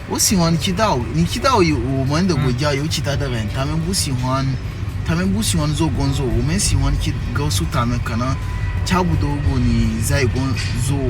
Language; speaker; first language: Chinese; non-native, learner; French